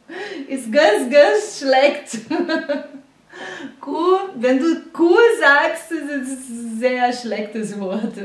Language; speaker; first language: German; non-native, fluent; Portuguese